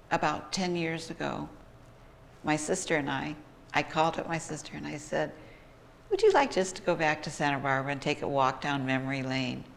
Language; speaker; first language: English; native; English